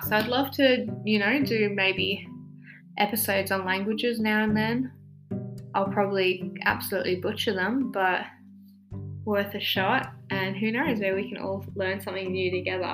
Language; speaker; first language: English; native; English